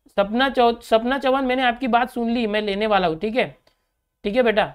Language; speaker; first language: Hindi; native; Hindi